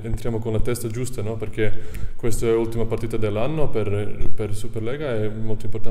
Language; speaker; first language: Italian; non-native, fluent; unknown